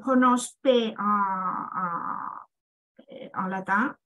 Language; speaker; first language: French; non-native, fluent; Greek